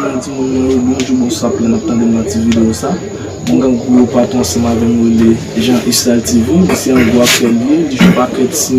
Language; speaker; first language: French; non-native, learner; Haitian Creole